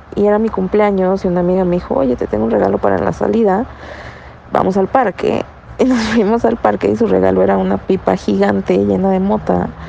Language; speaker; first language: Spanish; native; Spanish